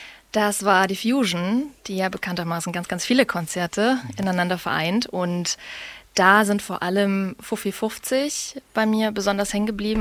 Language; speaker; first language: German; native; German